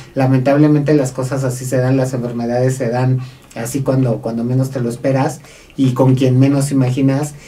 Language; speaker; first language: Spanish; native; Spanish